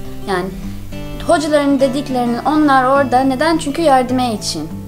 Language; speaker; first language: Turkish; non-native, learner; English